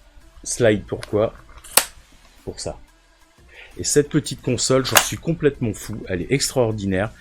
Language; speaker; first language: French; native; French